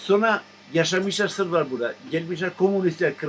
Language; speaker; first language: Turkish; non-native, local second language; Albanian